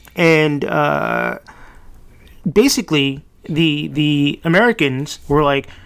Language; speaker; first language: English; native; English